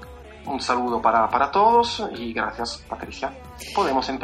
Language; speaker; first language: Spanish; non-native, fluent; Italian